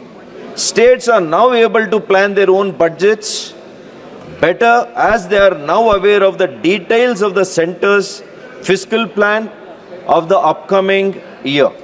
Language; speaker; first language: English; non-native, local second language; Kannada